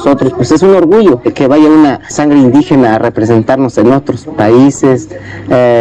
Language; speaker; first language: Spanish; non-native, local second language; Tzeltal